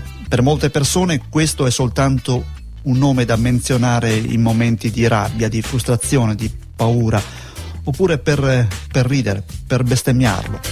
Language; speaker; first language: Italian; native; Italian